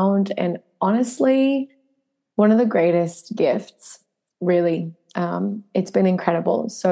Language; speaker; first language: English; native; English